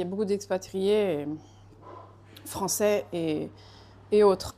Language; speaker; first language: French; native; French